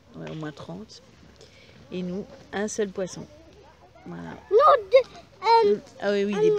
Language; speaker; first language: French; native; French